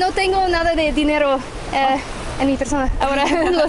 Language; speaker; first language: Spanish; non-native, learner; English